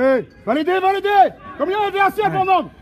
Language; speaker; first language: Swedish; non-native, fluent; French